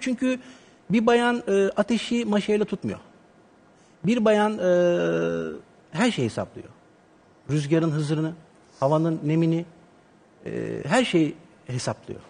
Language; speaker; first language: Turkish; native; Turkish